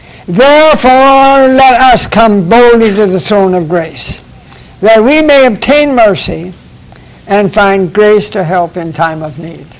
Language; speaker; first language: English; early bilingual, other home language; Chinese